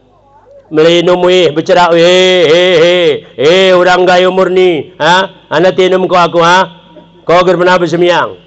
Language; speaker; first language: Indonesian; non-native, local second language; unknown